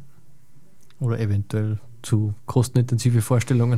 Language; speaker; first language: German; native; German